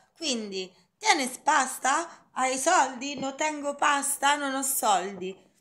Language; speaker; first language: Italian; native; Italian